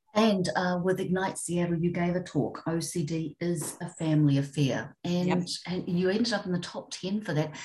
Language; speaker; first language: English; native; English